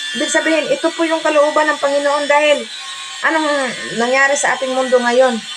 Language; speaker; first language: Filipino; non-native, local second language; Cebuano